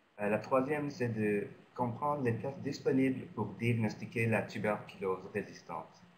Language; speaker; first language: French; non-native, local second language; English